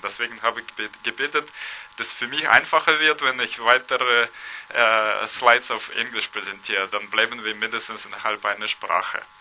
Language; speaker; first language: German; non-native, fluent; Russian